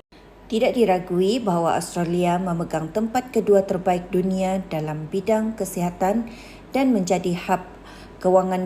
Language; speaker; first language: Malay; native; Malay